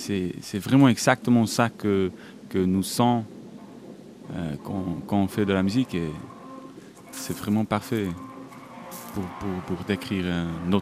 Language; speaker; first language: French; non-native, local second language; German